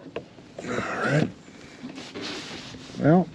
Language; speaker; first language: English; native; English